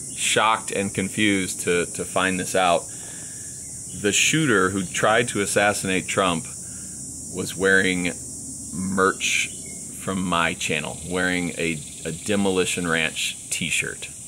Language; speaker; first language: English; native; English